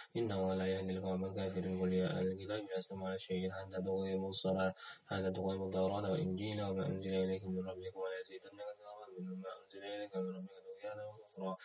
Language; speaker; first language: Arabic; non-native, learner; Indonesian